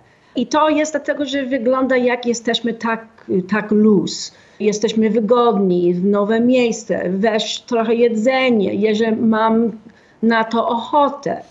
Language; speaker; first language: Polish; non-native, fluent; English